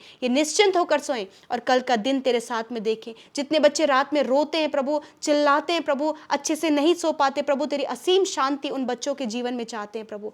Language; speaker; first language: Hindi; native; Hindi